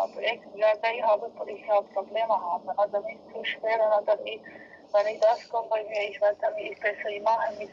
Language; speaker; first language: German; non-native, learner; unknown